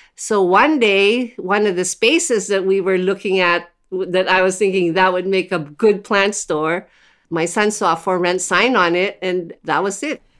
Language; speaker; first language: English; non-native, local second language; Filipino